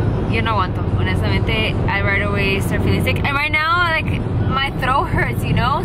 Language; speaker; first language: English; early bilingual, other home language; Spanish